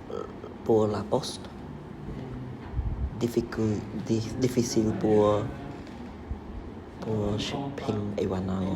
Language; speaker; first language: French; non-native, learner; Khmer